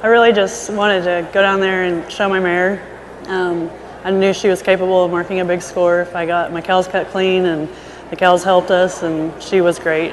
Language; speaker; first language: English; native; English